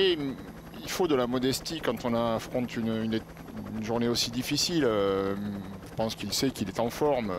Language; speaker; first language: French; native; French